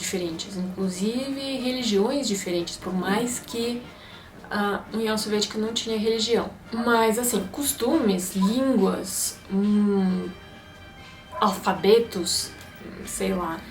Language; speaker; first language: Portuguese; non-native, fluent; Russian